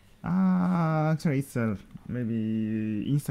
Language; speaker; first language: English; non-native, learner; Japanese